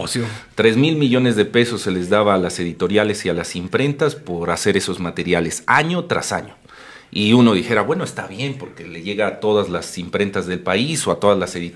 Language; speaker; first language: Spanish; native; Spanish